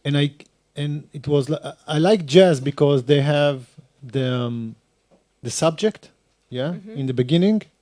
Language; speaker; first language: English; non-native, fluent; Hebrew